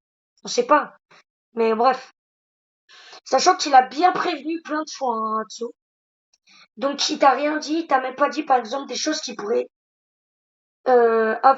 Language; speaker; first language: French; native; French